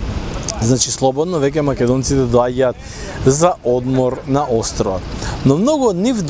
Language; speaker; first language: Macedonian; native; Macedonian